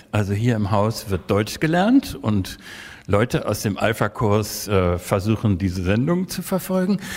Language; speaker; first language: German; native; German